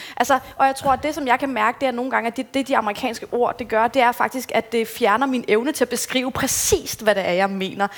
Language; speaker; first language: Danish; native; Danish